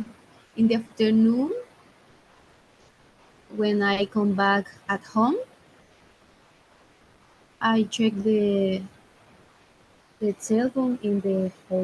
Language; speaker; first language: English; non-native, learner; Spanish